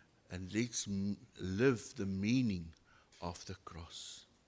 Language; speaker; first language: English; non-native, local second language; Afrikaans